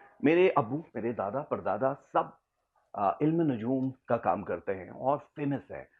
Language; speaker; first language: Urdu; native; Urdu